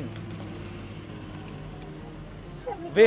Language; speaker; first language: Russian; non-native, learner; Hindi